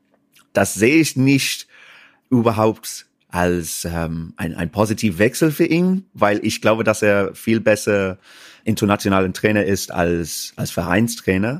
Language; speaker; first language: German; non-native, fluent; English